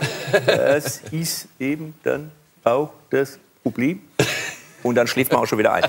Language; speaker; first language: German; native; German